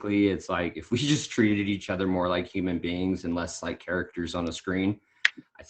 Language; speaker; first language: English; native; English